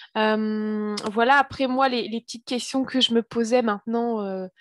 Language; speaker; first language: French; native; French